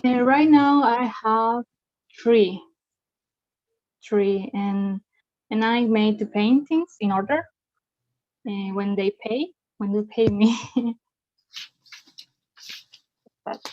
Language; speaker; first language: English; non-native, learner; Spanish